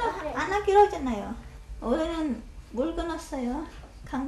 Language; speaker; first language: Korean; non-native, learner; Khmer